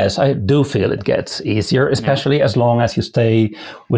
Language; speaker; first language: English; non-native, fluent; Limburgish